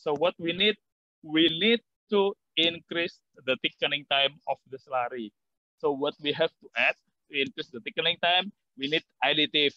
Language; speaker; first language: English; non-native, fluent; Javanese